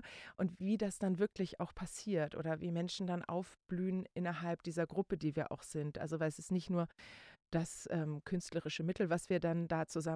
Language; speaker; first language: German; native; German